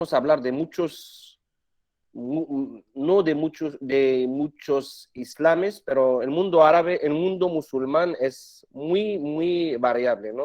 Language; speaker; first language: Spanish; non-native, fluent; Arabic